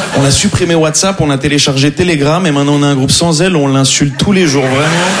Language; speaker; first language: French; non-native, local second language; Arabic